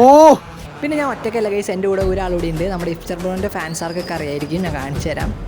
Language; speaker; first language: Malayalam; native; Malayalam